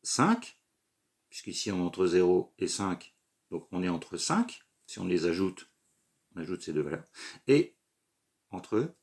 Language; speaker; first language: French; native; French